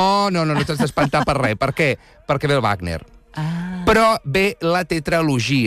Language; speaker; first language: Catalan; native; Catalan